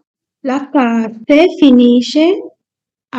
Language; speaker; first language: Italian; non-native, learner; Sinhala